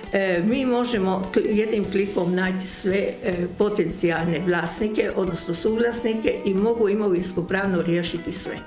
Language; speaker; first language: Croatian; native; Croatian